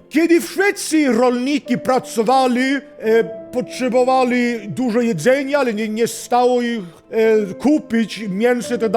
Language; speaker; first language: Polish; non-native, learner; Swedish